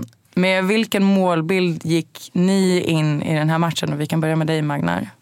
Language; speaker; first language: Swedish; native; Swedish